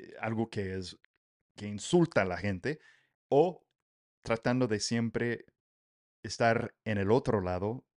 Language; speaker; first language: Spanish; non-native, fluent; English